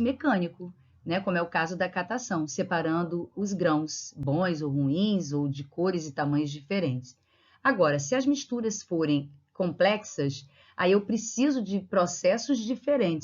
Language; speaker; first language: Portuguese; native; Portuguese